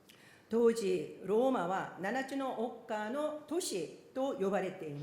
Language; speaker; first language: Japanese; non-native, fluent; Korean